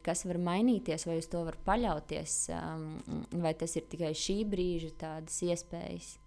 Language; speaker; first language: Latvian; native; Latvian